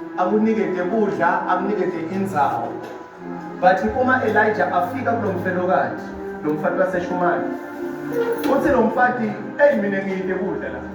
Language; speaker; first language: Zulu; non-native, local second language; Swati